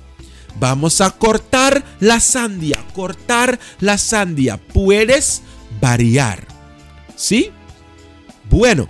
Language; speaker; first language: Spanish; non-native, fluent; Dutch